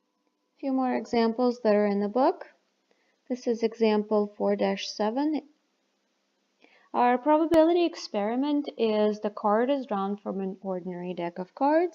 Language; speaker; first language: English; non-native, fluent; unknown